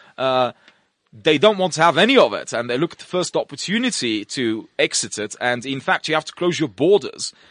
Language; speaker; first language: English; non-native, fluent; Russian